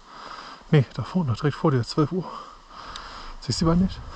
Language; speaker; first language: German; native; German